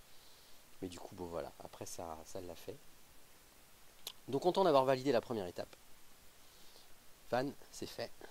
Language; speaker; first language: French; native; French